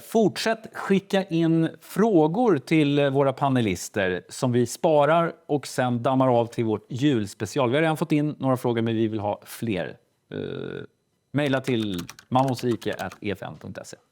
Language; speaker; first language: Swedish; native; Swedish